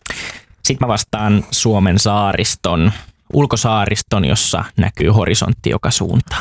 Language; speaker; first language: Finnish; native; Finnish